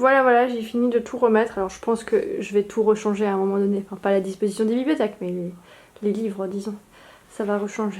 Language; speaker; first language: French; native; French